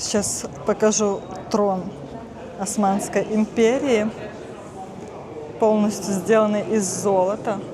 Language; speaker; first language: Russian; native; Russian